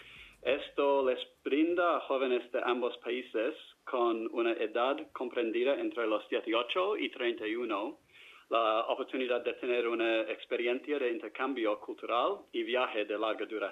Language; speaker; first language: Spanish; non-native, fluent; English